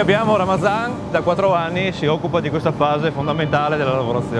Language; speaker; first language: Italian; native; Italian